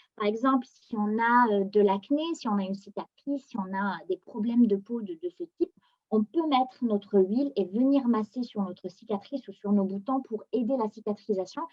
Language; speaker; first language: French; non-native, local second language; Arabic